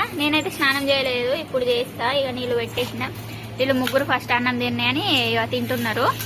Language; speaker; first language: Telugu; non-native, local second language; Lambadi